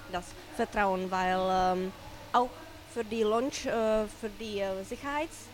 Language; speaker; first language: German; non-native, learner; Czech